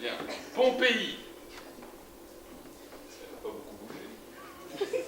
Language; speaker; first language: French; native; French